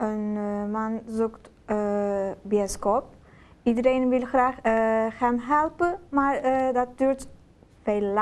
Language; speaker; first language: Dutch; non-native, learner; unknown